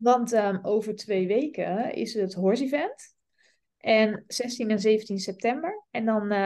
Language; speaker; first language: Dutch; native; Dutch